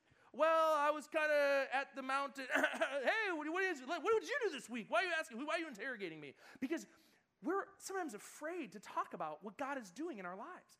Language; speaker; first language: English; native; English